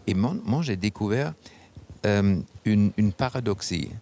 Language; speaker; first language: French; non-native, fluent; German